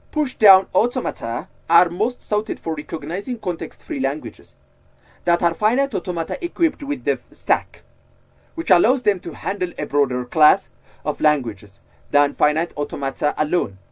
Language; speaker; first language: English; non-native, local second language; Amharic